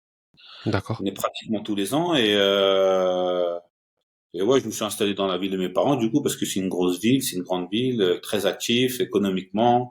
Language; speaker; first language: French; early bilingual, other home language; Turkish